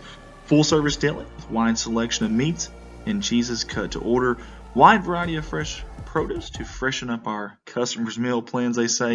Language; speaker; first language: English; native; English